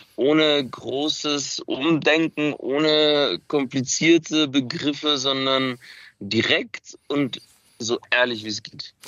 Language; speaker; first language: German; early bilingual, other home language; Macedonian